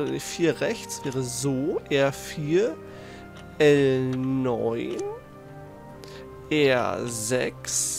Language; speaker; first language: German; native; German